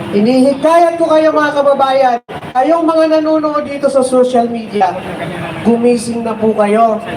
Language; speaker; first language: Filipino; native; Filipino